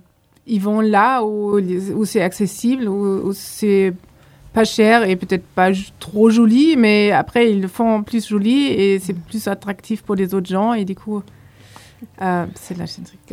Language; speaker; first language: French; non-native, fluent; German